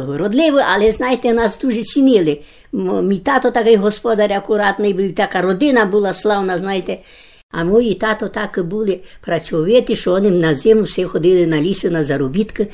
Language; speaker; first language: Ukrainian; native; Ukrainian